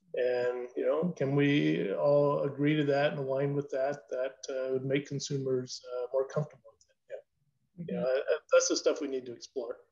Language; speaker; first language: English; native; English